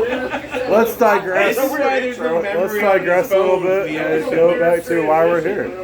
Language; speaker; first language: English; native; English